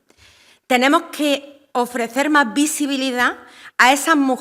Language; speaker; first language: Spanish; native; Spanish